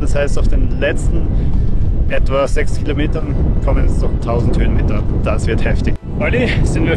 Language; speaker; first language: German; native; German